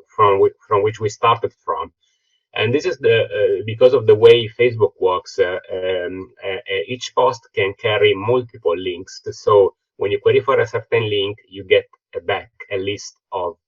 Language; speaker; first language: English; non-native, fluent; Italian